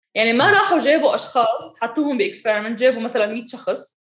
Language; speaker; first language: Arabic; early bilingual, other home language; English